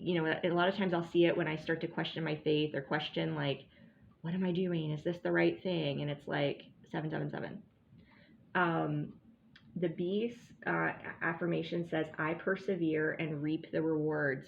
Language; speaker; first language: English; native; English